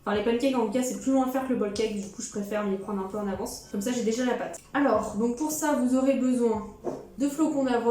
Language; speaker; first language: French; native; French